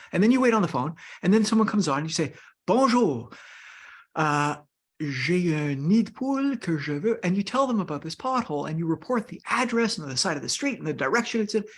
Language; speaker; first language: English; native; English